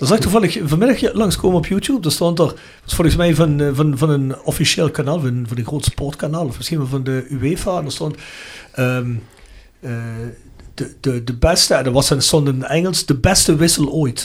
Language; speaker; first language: Dutch; native; Dutch